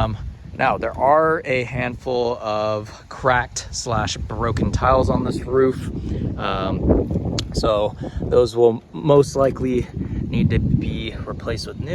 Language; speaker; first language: English; native; English